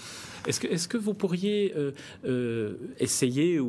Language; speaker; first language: French; native; French